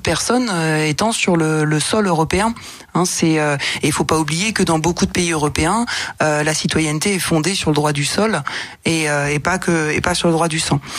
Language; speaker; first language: French; native; French